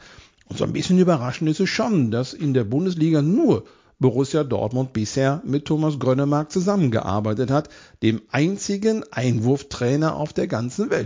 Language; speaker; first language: German; native; German